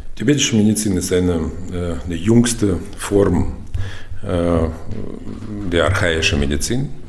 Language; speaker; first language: German; non-native, fluent; Russian